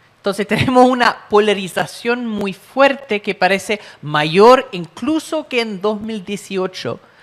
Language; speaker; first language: Spanish; native; Spanish